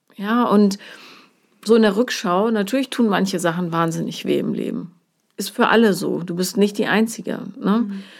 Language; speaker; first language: German; native; German